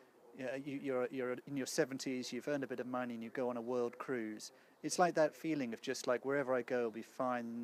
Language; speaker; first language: English; native; English